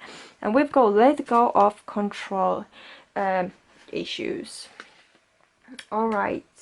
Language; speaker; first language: English; non-native, fluent; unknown